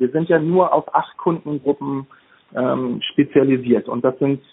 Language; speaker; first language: German; native; German